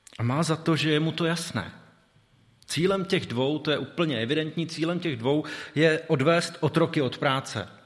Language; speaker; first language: Czech; native; Czech